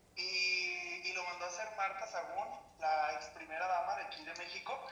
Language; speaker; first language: Spanish; native; Spanish